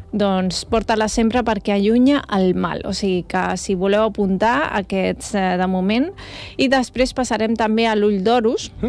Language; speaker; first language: Catalan; non-native, local second language; Spanish